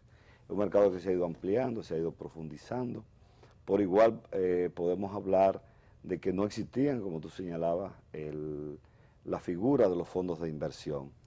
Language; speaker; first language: Spanish; native; Spanish